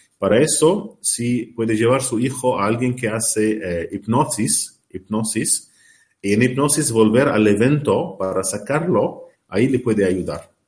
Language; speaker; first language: Spanish; non-native, learner; Arabic